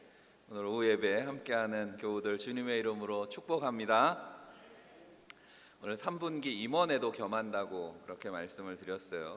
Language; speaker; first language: Korean; native; Korean